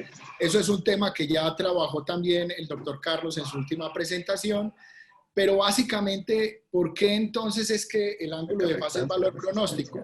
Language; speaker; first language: Spanish; native; Spanish